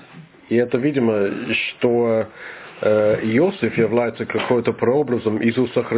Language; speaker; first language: Russian; non-native, learner; English